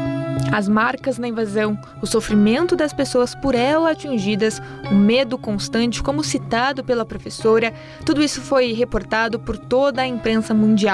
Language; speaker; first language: Portuguese; native; Portuguese